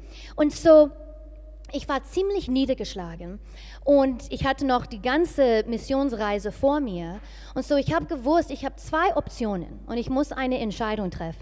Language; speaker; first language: German; non-native, fluent; English